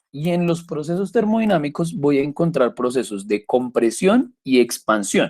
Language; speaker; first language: Spanish; native; Spanish